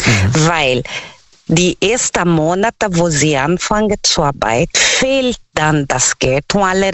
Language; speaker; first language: German; non-native, learner; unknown